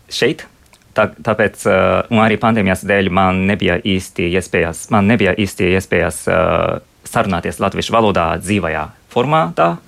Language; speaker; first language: Latvian; non-native, fluent; Japanese